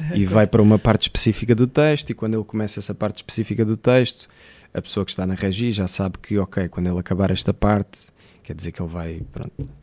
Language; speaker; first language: Portuguese; native; Portuguese